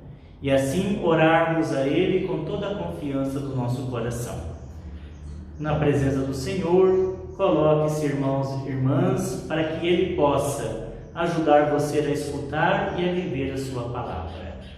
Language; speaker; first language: Portuguese; native; Portuguese